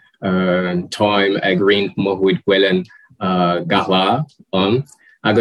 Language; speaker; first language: Irish; non-native, learner; Portuguese